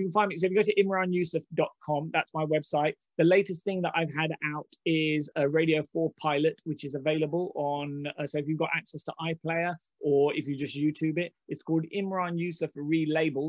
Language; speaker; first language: English; non-native, local second language; Hindi